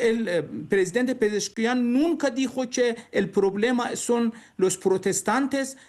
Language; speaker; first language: Spanish; non-native, learner; Persian